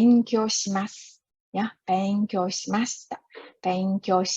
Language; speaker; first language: Japanese; non-native, fluent; Chinese